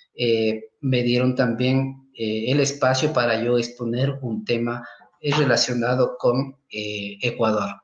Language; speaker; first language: Spanish; native; Spanish